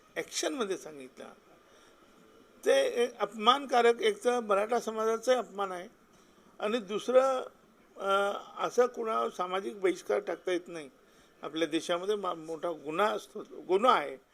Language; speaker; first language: Marathi; non-native, local second language; Lambadi